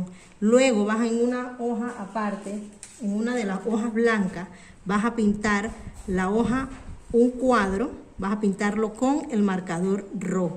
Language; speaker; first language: Spanish; native; Spanish